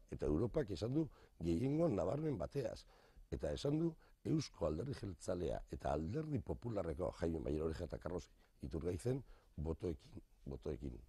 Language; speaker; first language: Basque; native; Basque